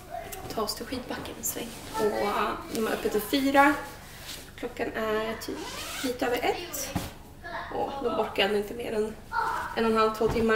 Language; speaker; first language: Swedish; native; Swedish